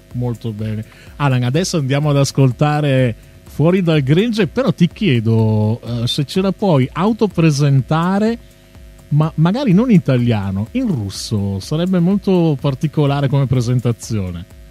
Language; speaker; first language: Italian; native; Italian